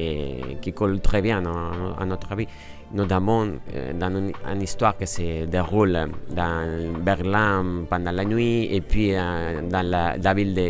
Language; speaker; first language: French; non-native, fluent; Spanish